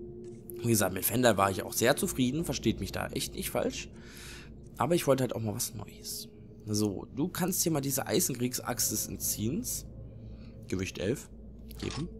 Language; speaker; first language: German; native; German